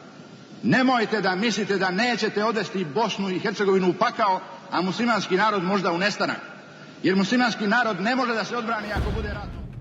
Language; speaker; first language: Bosnian; native; Bosnian